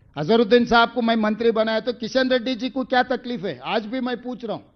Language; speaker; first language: Hindi; non-native, local second language; Telugu